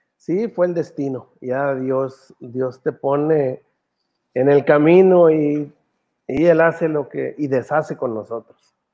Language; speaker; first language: Spanish; native; Spanish